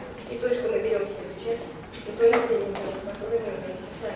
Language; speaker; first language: Russian; native; Russian